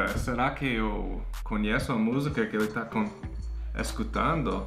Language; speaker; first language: Portuguese; non-native, fluent; English